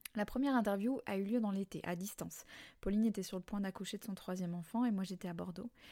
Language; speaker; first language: French; native; French